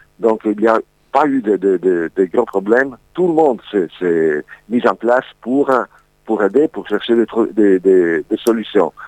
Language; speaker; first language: French; non-native, fluent; Italian